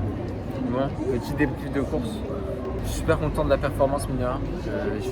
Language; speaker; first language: French; native; French